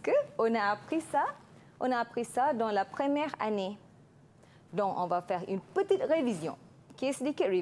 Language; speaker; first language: French; non-native, fluent; Malay